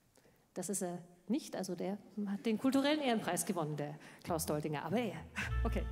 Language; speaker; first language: German; native; German